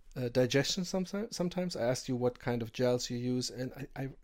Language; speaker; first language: English; non-native, fluent; German